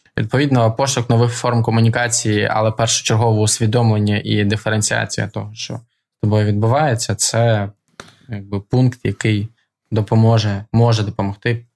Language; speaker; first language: Ukrainian; non-native, local second language; Russian